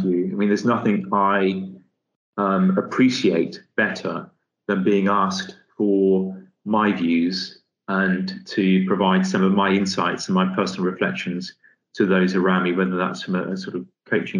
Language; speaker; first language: English; native; English